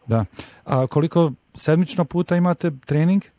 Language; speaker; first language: Serbian; native; Serbian